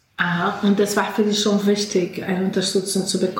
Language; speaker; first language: German; non-native, fluent; Portuguese